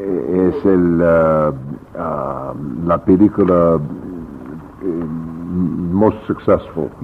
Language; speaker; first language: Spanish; non-native, learner; English